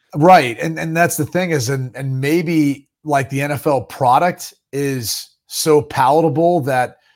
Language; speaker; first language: English; native; English